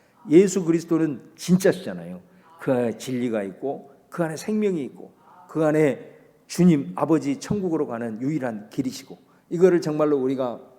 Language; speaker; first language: Korean; native; Korean